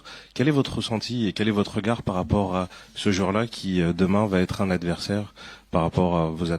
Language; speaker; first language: French; native; French